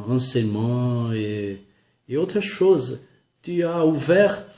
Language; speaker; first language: French; non-native, learner; Portuguese